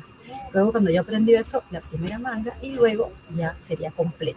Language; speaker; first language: Spanish; native; Spanish